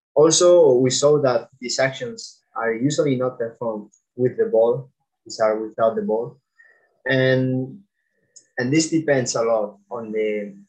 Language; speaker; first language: English; non-native, fluent; Spanish